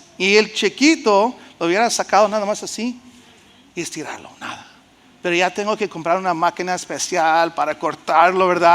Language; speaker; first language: Spanish; early bilingual, heritage; Spanish